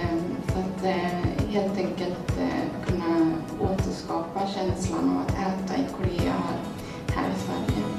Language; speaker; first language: Swedish; early bilingual, other home language; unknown